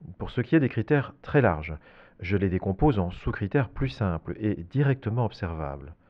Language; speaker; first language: French; native; French